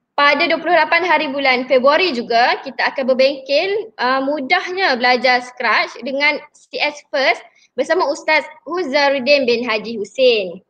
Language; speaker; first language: Malay; native; Malay